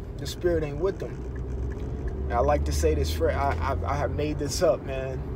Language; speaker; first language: English; native; English